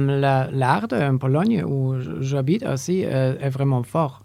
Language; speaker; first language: French; non-native, learner; Polish